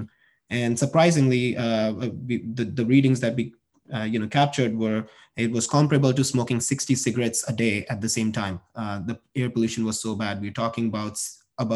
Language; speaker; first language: English; non-native, local second language; Hindi